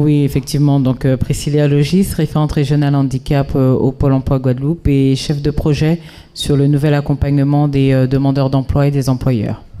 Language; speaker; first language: French; native; French